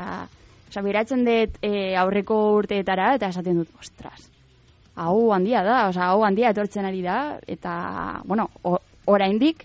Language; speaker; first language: Basque; non-native, local second language; Spanish